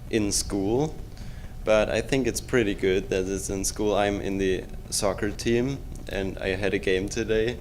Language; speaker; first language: English; non-native, fluent; German